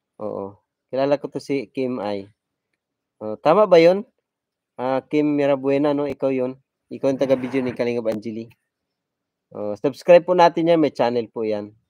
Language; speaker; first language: Filipino; non-native, local second language; Cebuano